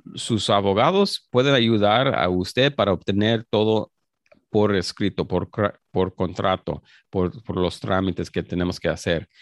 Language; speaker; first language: Spanish; early bilingual, heritage; Spanish